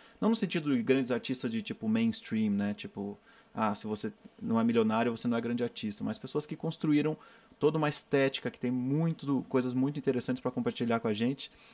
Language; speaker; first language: Portuguese; native; Portuguese